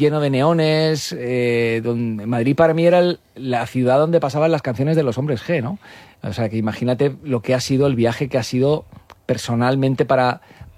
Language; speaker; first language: Spanish; native; Spanish